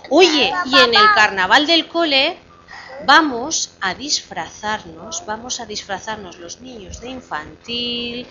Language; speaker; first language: Spanish; native; Spanish